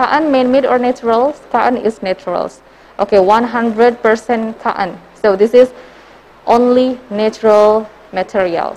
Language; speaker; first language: English; non-native, learner; Indonesian